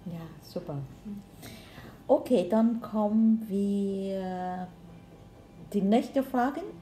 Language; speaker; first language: German; non-native, learner; Vietnamese